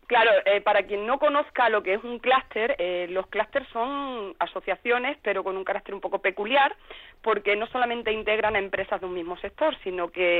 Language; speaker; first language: Spanish; native; Spanish